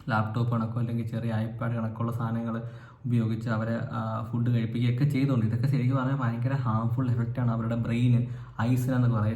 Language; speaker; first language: Malayalam; native; Malayalam